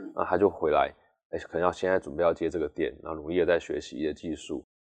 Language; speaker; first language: Chinese; native; Chinese